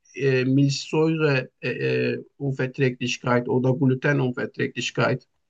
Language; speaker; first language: German; non-native, learner; Turkish